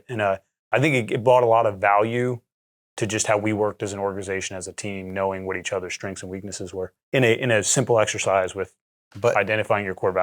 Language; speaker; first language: English; native; English